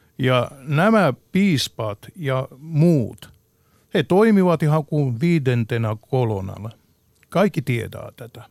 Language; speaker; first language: Finnish; non-native, fluent; Georgian